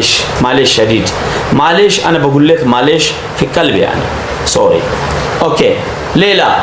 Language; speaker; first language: Arabic; non-native, learner; Amharic